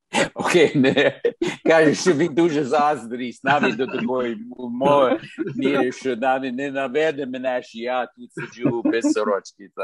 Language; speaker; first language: Ukrainian; early bilingual, heritage; Ukrainian